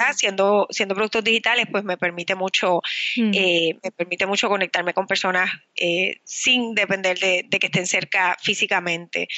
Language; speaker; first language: Spanish; native; Spanish